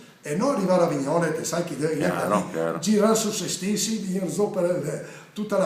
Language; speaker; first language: Italian; native; Italian